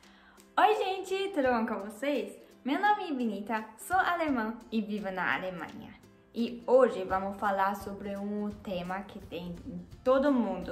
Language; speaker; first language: Portuguese; non-native, learner; German